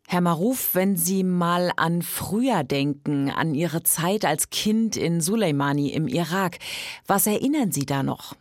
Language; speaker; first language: German; native; German